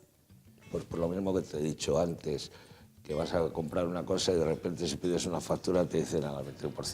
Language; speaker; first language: Spanish; native; Spanish